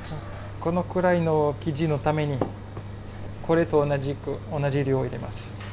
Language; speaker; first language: Japanese; non-native, learner; French